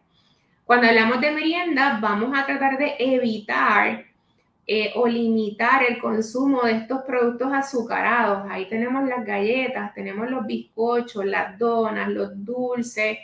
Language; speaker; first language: Spanish; native; Spanish